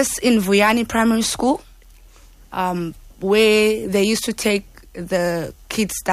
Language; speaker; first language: English; non-native, local second language; Xhosa